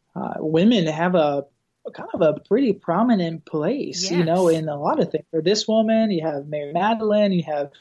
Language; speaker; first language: English; non-native, fluent; Portuguese